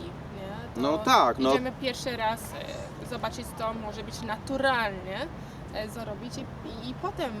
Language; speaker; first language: Polish; non-native, learner; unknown